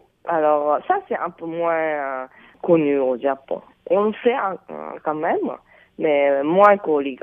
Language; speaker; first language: French; non-native, fluent; Japanese